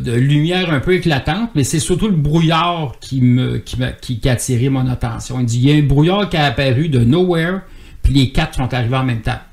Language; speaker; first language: French; native; French